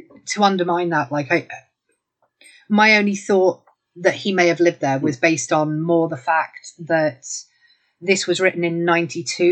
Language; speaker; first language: English; native; English